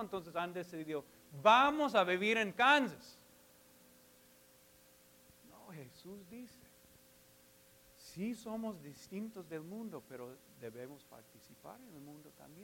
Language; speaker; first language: Spanish; non-native, fluent; English